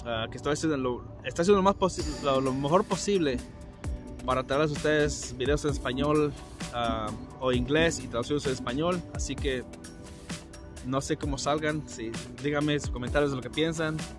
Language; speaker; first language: Spanish; native; Spanish